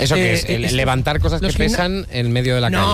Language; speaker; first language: Spanish; native; Spanish